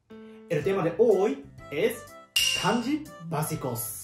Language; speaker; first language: Spanish; non-native, learner; Japanese